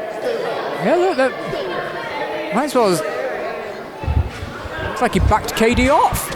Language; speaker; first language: English; native; English